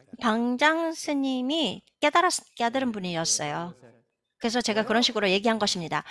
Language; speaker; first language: Korean; native; Korean